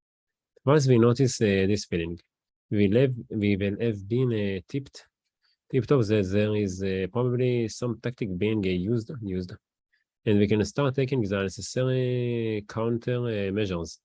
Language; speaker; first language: English; non-native, learner; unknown